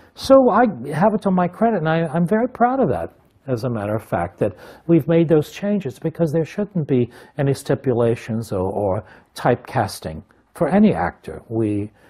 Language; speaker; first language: English; native; English